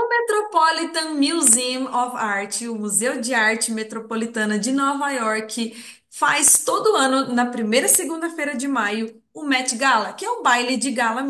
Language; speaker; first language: Portuguese; native; Portuguese